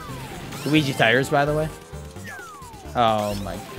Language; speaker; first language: English; native; English